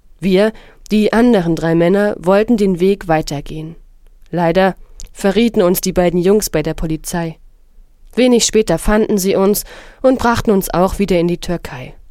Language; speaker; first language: German; non-native, fluent; Arabic